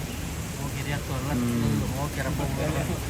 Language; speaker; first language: Indonesian; native; Indonesian